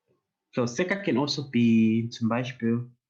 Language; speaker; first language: German; non-native, learner; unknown